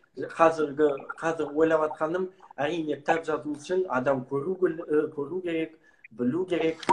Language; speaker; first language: Kazakh; non-native, local second language; Russian